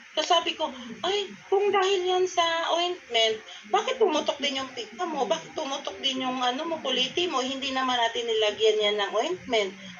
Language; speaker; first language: Filipino; non-native, local second language; Cebuano